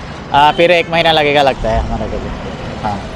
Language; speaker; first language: Hindi; non-native, learner; Sinhala